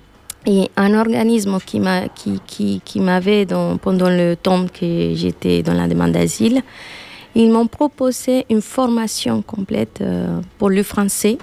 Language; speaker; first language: French; non-native, learner; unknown